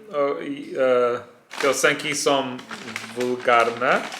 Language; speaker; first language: Polish; non-native, fluent; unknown